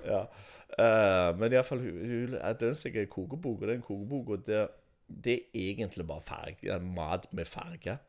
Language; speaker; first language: Norwegian; native; Norwegian